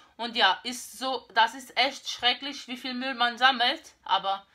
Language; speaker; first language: German; non-native, learner; Portuguese